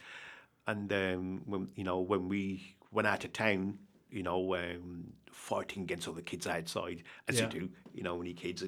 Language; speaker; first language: English; native; English